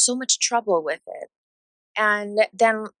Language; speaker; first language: English; non-native, fluent; Spanish